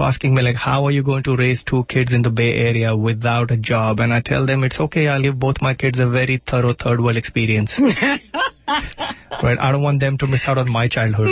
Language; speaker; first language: English; non-native, local second language; Marathi